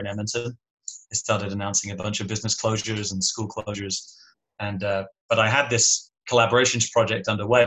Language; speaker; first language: English; native; English